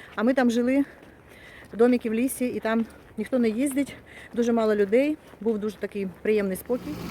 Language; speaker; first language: Ukrainian; non-native, local second language; Russian